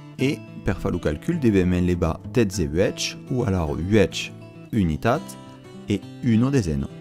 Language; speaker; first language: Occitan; non-native, local second language; French